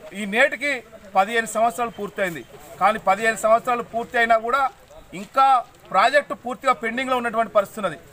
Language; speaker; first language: Telugu; native; Telugu